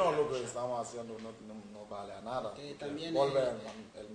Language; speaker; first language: Spanish; non-native, learner; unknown